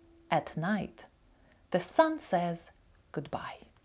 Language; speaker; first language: English; non-native, fluent; Ukrainian